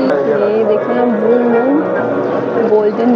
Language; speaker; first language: Hindi; native; Hindi